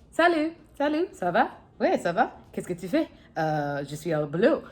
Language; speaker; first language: French; non-native, learner; English